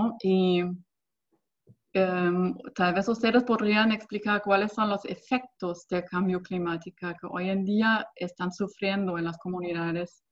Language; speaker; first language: Spanish; non-native, fluent; German